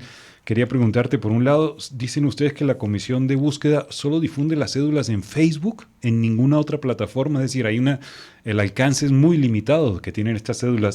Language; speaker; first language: Spanish; native; Spanish